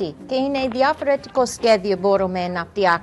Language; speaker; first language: Greek; non-native, learner; English